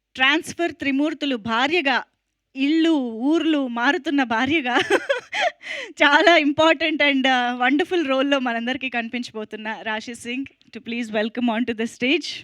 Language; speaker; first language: Telugu; native; Telugu